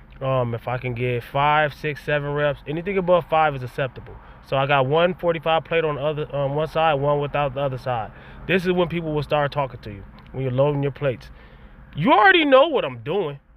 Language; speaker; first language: English; native; English